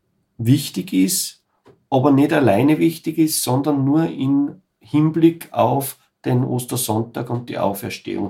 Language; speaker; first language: German; native; German